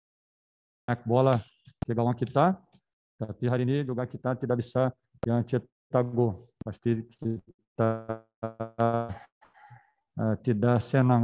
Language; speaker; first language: Indonesian; non-native, fluent; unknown